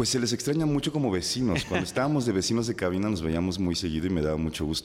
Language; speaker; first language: Spanish; native; Spanish